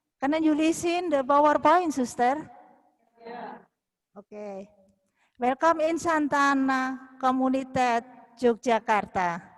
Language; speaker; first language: Dutch; non-native, learner; Indonesian